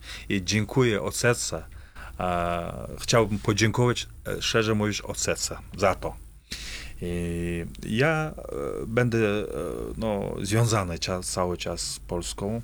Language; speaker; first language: Polish; non-native, fluent; Kazakh